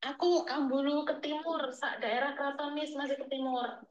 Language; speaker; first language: Indonesian; native; Indonesian